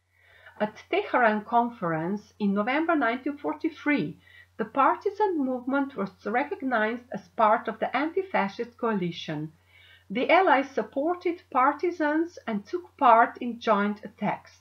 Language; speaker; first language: English; non-native, fluent; Slovenian